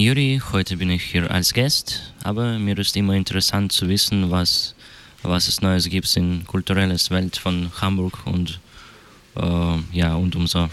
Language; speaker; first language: German; non-native, learner; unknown